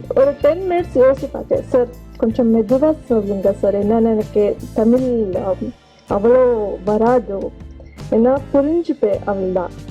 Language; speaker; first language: Tamil; non-native, learner; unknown